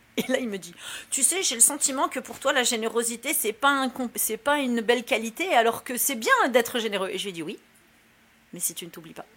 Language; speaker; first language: French; early bilingual, other home language; Spanish